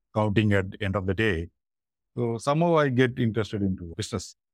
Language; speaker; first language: English; non-native, local second language; Tamil